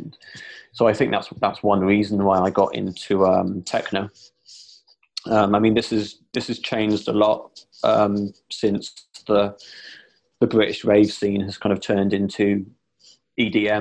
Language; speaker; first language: English; native; English